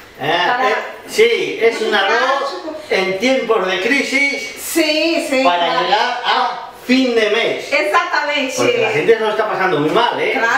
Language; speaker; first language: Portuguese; non-native, learner; Spanish